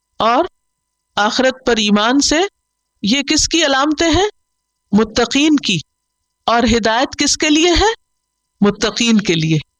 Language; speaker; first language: Urdu; native; Urdu